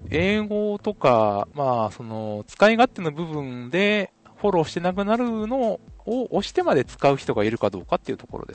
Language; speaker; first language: Japanese; native; Japanese